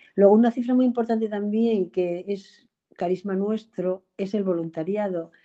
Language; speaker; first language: Spanish; native; Spanish